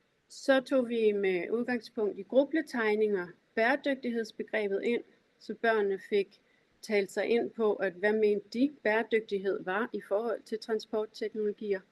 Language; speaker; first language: Danish; native; Danish